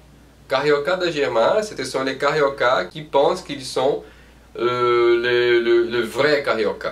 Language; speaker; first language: French; non-native, fluent; Portuguese